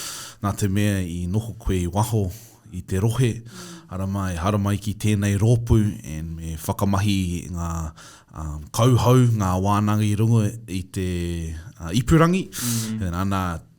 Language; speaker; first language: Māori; non-native, learner; English